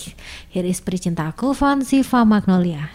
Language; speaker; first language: German; non-native, fluent; Indonesian